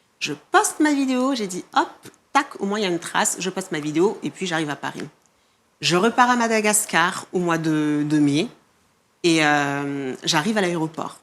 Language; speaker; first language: French; non-native, local second language; Malagasy